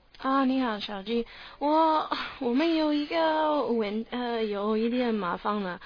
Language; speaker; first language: Chinese; non-native, learner; English